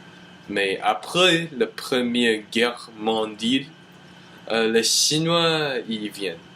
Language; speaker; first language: French; non-native, learner; English